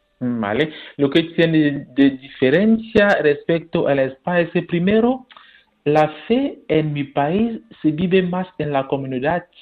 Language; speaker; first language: Spanish; non-native, fluent; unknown